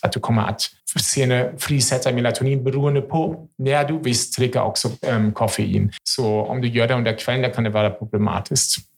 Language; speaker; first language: Swedish; non-native, fluent; German